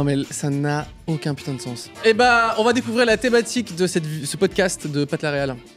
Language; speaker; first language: French; native; French